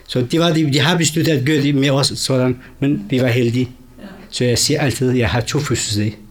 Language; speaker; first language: Danish; non-native, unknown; Kurdish